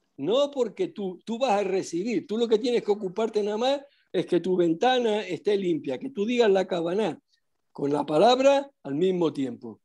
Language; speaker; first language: Spanish; non-native, fluent; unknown